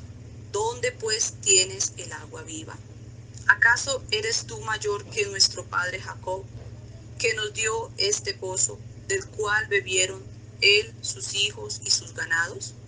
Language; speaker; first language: Spanish; native; Spanish